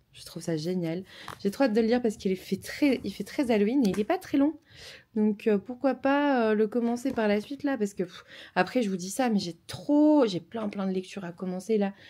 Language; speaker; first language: French; native; French